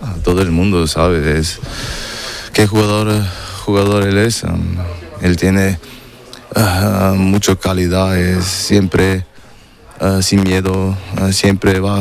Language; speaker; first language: Spanish; non-native, learner; German